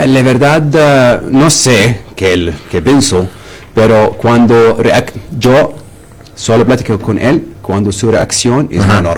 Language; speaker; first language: Spanish; non-native, learner; Arabic